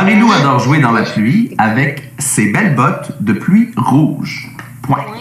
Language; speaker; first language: French; native; French